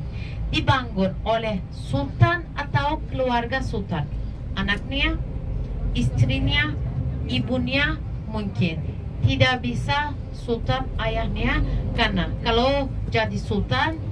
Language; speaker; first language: Indonesian; non-native, fluent; Turkish